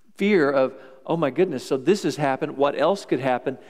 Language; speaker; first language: English; native; English